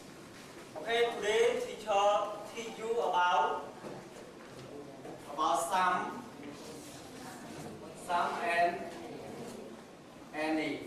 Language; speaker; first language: English; non-native, learner; Khmer